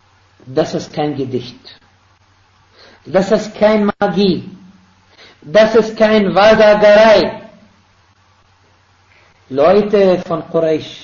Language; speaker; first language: German; non-native, fluent; Arabic